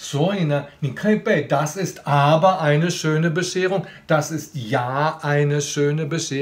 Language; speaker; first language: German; non-native, fluent; Chinese